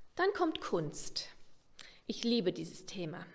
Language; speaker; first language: German; non-native, fluent; English